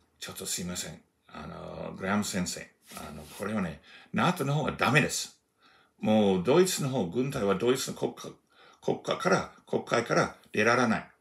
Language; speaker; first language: Japanese; non-native, fluent; English